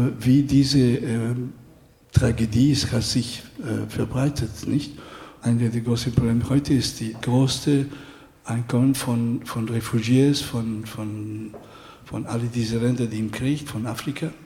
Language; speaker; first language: German; non-native, fluent; Spanish